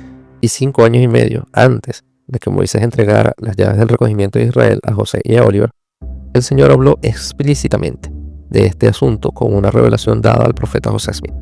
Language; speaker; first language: Spanish; native; Spanish